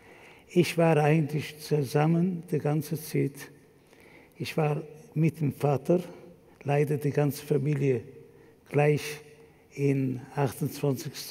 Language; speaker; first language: German; non-native, fluent; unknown